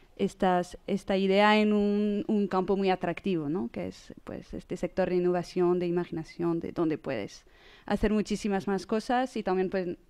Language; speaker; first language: Spanish; non-native, fluent; French